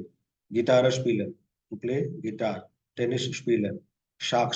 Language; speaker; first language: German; non-native, fluent; Hindi